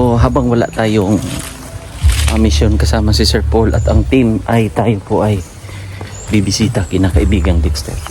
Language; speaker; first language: Filipino; native; Filipino